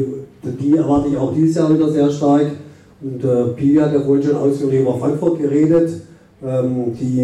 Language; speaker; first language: German; native; German